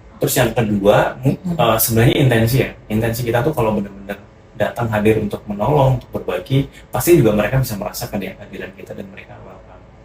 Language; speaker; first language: Indonesian; native; Indonesian